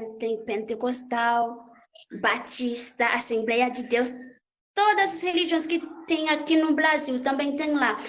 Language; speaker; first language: Portuguese; non-native, learner; Haitian Creole